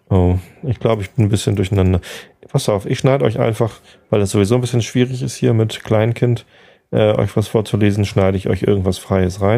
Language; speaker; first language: German; native; German